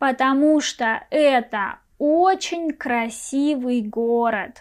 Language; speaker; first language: Russian; non-native, fluent; Persian